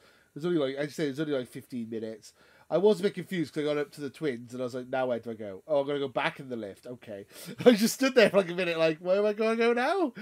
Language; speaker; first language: English; native; English